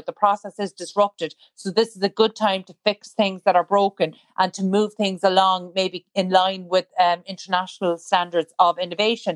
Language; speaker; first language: English; native; English